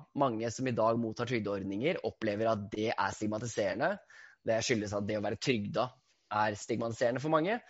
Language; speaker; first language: Norwegian; native; Norwegian